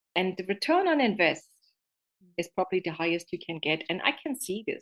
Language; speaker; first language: English; non-native, fluent; German